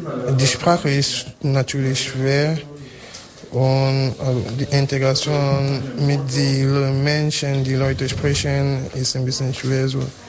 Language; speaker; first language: German; non-native, learner; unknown